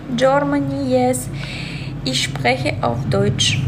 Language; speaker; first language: English; non-native, learner; Russian